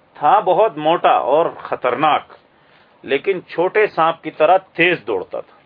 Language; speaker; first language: Urdu; native; Urdu